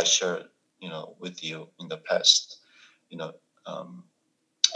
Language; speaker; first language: English; non-native, fluent; Korean